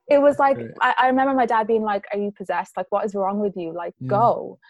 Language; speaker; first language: English; native; English